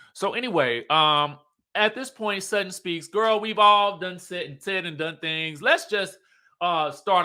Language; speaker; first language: English; native; English